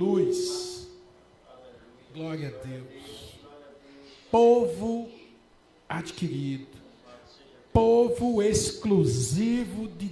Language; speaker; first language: Portuguese; native; Portuguese